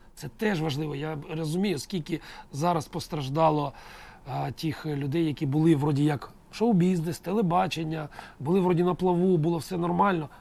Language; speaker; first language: Ukrainian; native; Ukrainian